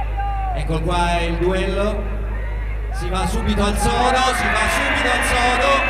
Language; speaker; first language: Italian; native; Italian